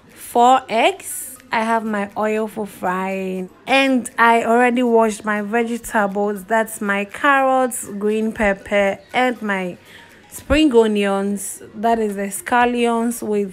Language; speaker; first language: English; non-native, local second language; Akan